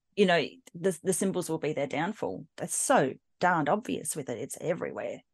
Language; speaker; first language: English; native; English